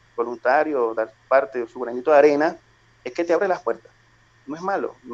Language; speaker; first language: Spanish; native; Spanish